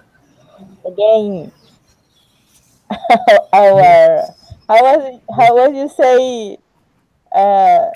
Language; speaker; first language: English; non-native, learner; Spanish